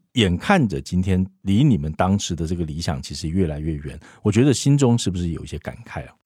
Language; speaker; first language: Chinese; native; Chinese